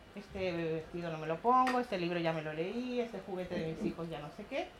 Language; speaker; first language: Spanish; native; Spanish